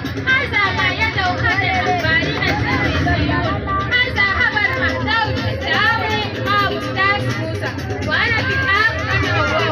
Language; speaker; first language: Arabic; non-native, learner; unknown